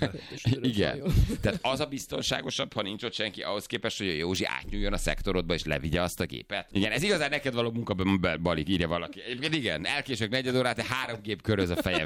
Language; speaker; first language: Hungarian; native; Hungarian